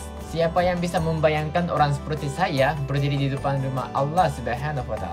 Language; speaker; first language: Indonesian; non-native, fluent; Japanese